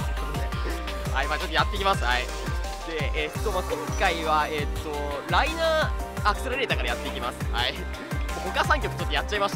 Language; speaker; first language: Japanese; native; Japanese